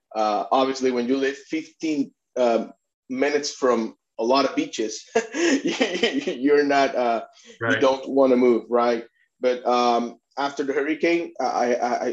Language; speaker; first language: English; non-native, fluent; Spanish